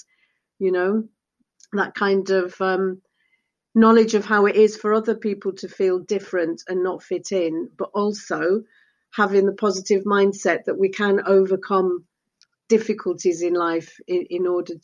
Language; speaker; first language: English; early bilingual, other home language; Spanish